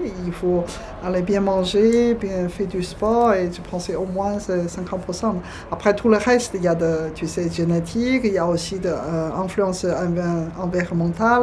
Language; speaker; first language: French; non-native, learner; Chinese